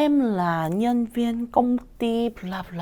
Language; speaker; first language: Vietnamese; non-native, fluent; Korean